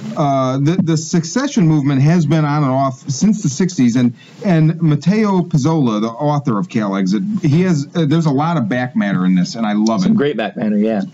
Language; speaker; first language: English; native; English